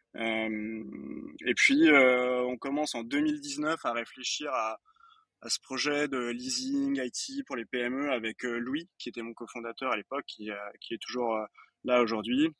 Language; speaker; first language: French; native; French